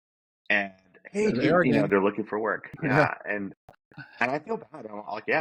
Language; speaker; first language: English; native; English